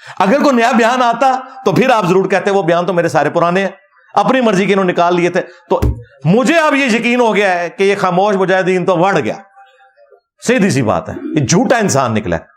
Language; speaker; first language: Urdu; non-native, local second language; Punjabi